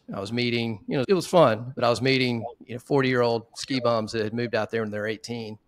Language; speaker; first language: English; native; English